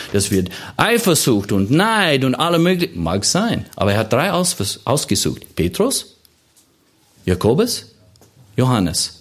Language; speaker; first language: German; non-native, fluent; English